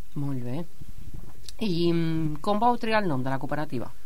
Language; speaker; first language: Catalan; native; Catalan